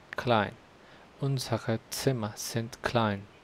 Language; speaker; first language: German; non-native, learner; Spanish